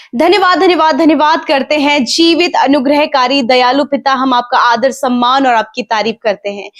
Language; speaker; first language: Hindi; native; Hindi